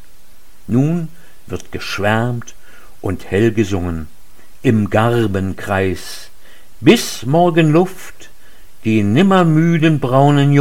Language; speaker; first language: German; native; German